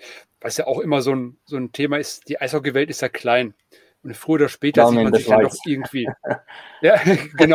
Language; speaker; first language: German; native; German